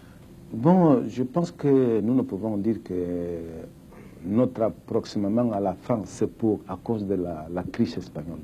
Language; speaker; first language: French; non-native, fluent; Spanish